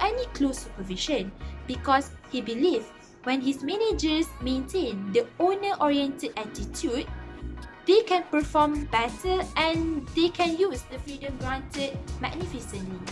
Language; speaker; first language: English; non-native, local second language; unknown